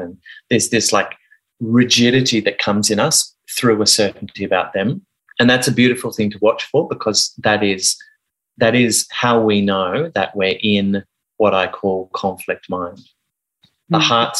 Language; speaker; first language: English; native; English